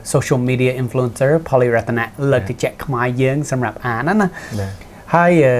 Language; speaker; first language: Khmer; non-native, fluent; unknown